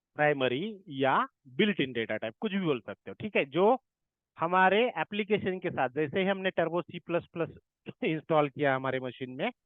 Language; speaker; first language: Hindi; non-native, local second language; Marathi